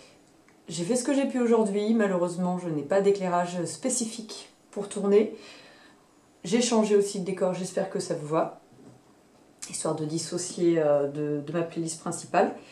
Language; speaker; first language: French; native; French